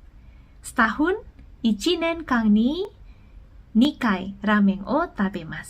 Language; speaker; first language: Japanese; non-native, fluent; Indonesian